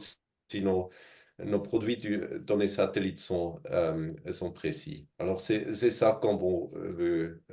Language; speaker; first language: French; non-native, fluent; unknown